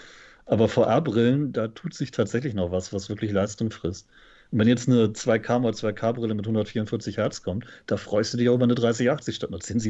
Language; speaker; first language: German; native; German